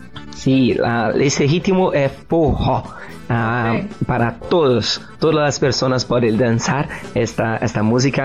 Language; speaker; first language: Spanish; non-native, learner; Portuguese